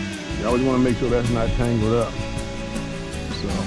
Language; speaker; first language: English; native; English